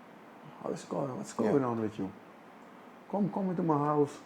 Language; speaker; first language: English; non-native, fluent; Dutch